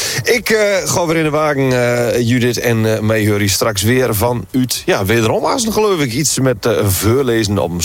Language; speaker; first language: Dutch; native; Dutch